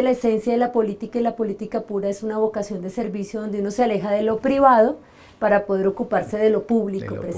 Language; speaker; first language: Spanish; native; Spanish